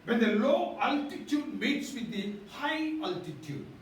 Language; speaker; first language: English; non-native, local second language; Tamil